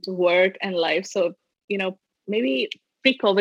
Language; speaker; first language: English; non-native, fluent; Tamil